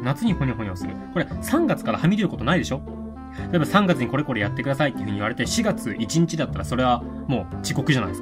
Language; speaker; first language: Japanese; native; Japanese